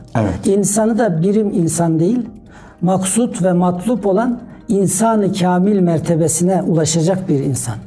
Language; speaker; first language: Turkish; native; Turkish